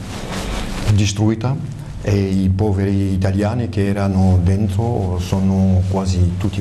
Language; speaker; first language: Italian; early bilingual, heritage; French